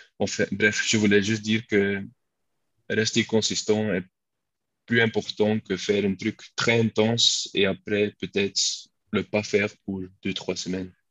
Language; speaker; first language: French; non-native, local second language; Dutch